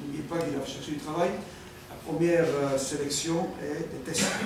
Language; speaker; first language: French; non-native, fluent; Spanish